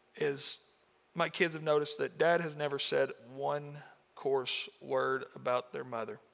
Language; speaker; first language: English; native; English